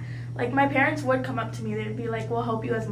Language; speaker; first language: English; early bilingual, other home language; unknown